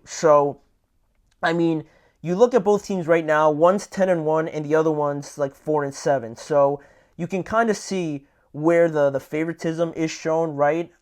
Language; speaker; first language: English; native; English